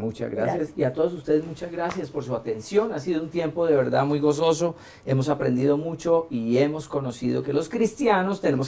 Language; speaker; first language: Spanish; native; Spanish